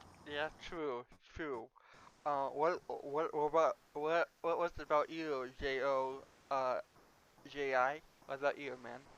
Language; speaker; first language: English; non-native, learner; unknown